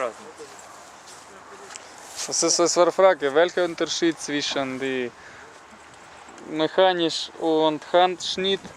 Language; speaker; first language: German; non-native, learner; Ukrainian